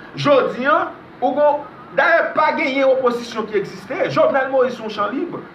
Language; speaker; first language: Haitian Creole; native; Haitian Creole